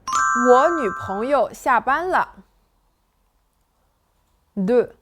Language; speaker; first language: Chinese; non-native, fluent; French